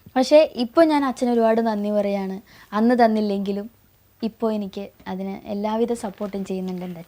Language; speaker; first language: Malayalam; non-native, local second language; Tamil